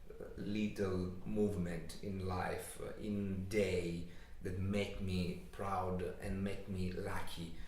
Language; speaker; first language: English; non-native, learner; Italian